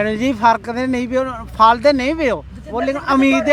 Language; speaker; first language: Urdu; non-native, local second language; Dogri